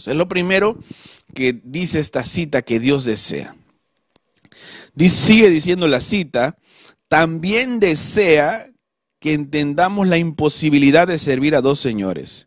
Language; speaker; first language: Spanish; native; Spanish